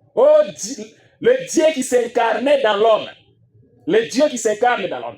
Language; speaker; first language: French; non-native, local second language; Swahili